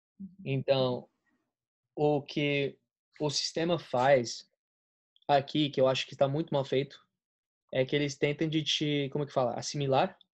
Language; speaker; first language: Portuguese; non-native, fluent; Spanish